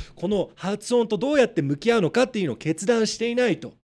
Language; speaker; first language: Japanese; native; Japanese